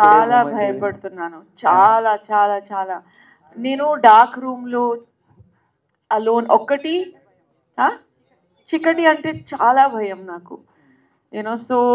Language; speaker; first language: Telugu; non-native, local second language; Hindi